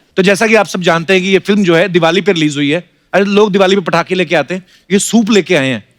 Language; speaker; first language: Hindi; non-native, local second language; Punjabi